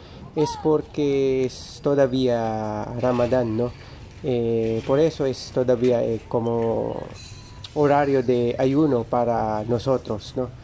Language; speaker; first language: Spanish; non-native, learner; Filipino